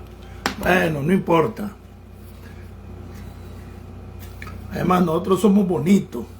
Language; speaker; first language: Spanish; native; Spanish